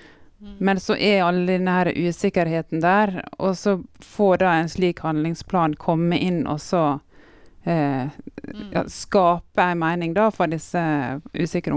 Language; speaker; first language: Norwegian; native; Norwegian